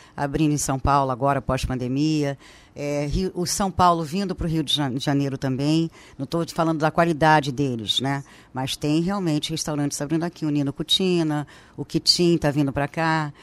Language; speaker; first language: Portuguese; native; Portuguese